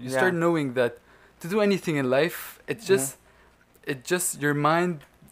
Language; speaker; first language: English; non-native, fluent; Arabic